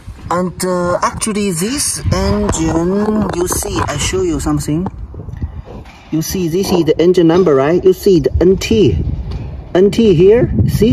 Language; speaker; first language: English; non-native, learner; Chinese